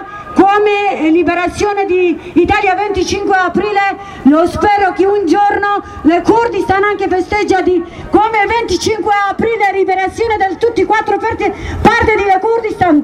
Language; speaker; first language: Italian; non-native, learner; Kurdish